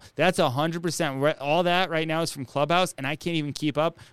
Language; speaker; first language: English; native; English